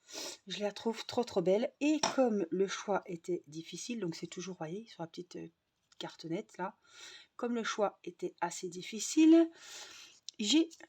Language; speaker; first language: French; native; French